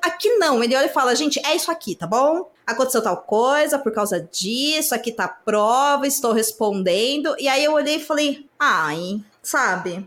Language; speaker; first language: Portuguese; native; Portuguese